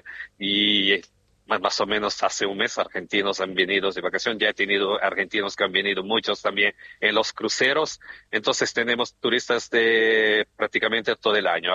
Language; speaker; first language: Spanish; non-native, fluent; Portuguese